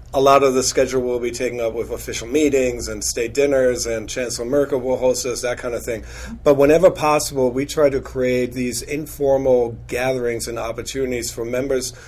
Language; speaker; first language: English; non-native, fluent; German